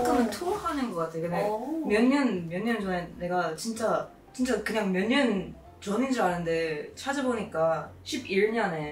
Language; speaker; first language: Korean; non-native, fluent; English